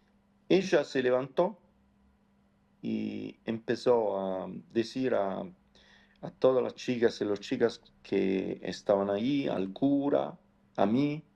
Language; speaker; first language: Spanish; non-native, fluent; Italian